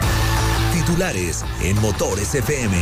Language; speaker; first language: Spanish; native; Spanish